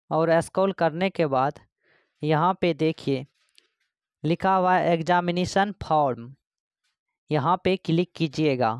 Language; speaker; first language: Hindi; native; Hindi